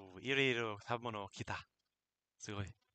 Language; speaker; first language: Japanese; non-native, learner; English